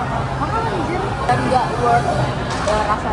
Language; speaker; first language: Indonesian; native; Indonesian